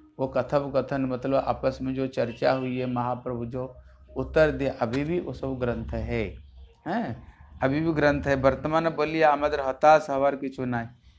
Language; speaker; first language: Hindi; non-native, local second language; Bangla